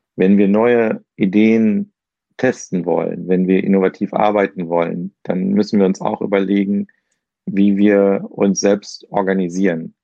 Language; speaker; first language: German; native; German